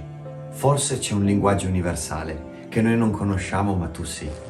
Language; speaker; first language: Italian; native; Italian